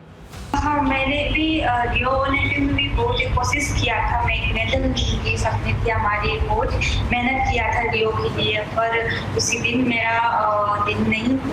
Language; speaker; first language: Hindi; non-native, local second language; Manipuri